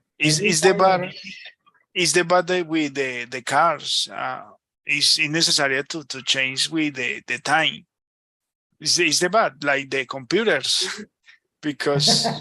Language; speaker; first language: English; non-native, learner; Spanish